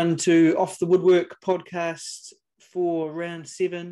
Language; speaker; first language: English; native; English